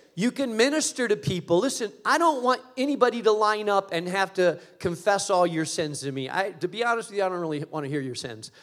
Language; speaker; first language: English; early bilingual, other home language; Spanish